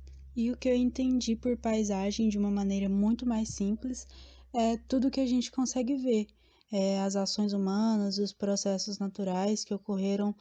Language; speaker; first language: Portuguese; native; Portuguese